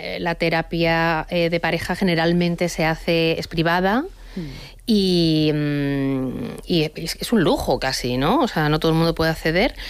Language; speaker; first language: Spanish; native; Spanish